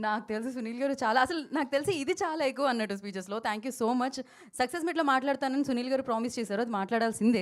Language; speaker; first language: Telugu; native; Telugu